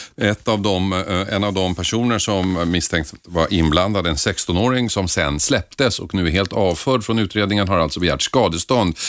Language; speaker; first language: Swedish; native; Swedish